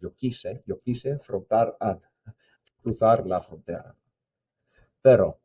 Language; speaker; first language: Spanish; non-native, fluent; English